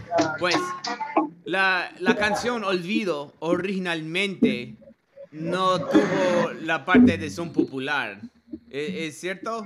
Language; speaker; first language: Spanish; non-native, learner; English